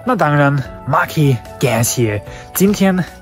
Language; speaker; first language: Chinese; non-native, fluent; German